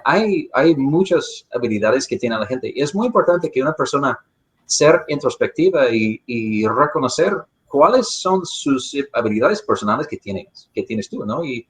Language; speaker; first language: Spanish; non-native, fluent; English